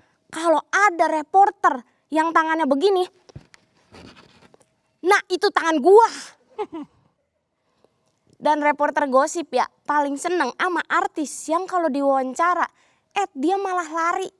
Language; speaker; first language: Indonesian; native; Indonesian